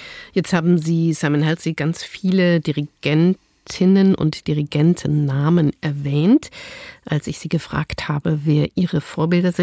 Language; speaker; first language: German; native; German